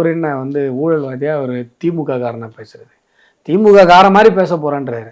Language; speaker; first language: Tamil; native; Tamil